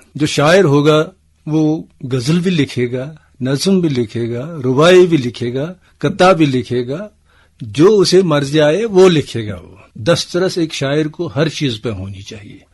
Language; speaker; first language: Urdu; non-native, local second language; Kashmiri